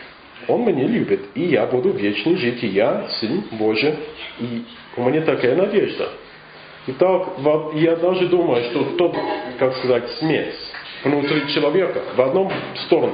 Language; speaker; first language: Russian; non-native, fluent; English